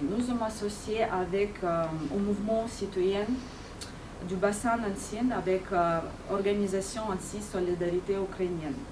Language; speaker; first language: French; non-native, fluent; Ukrainian